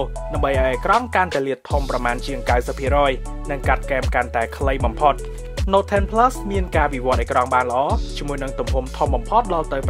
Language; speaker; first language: Khmer; native; Khmer